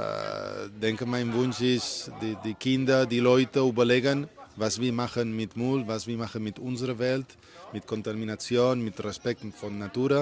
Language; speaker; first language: German; non-native, learner; Spanish